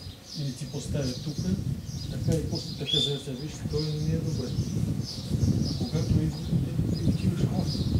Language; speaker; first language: Bulgarian; non-native, learner; Russian